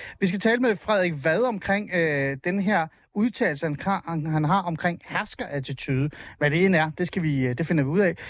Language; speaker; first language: Danish; early bilingual, other home language; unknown